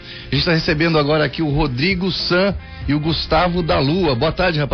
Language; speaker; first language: Portuguese; native; Portuguese